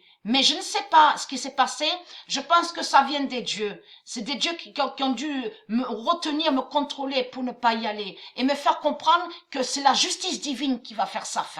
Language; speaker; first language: French; native; French